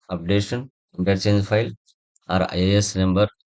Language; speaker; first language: English; non-native, local second language; Telugu